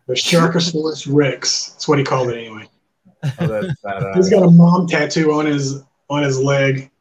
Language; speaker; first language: English; native; English